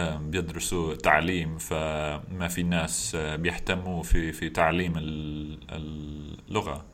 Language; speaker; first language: Arabic; non-native, fluent; English